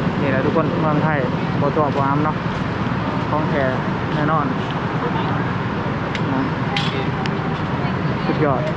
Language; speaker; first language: Thai; non-native, local second language; Northeastern Thai